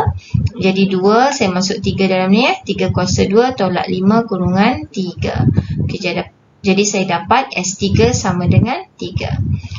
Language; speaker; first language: Malay; native; Malay